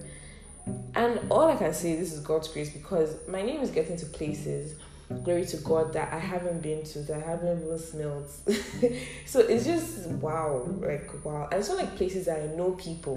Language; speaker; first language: English; non-native, local second language; Yoruba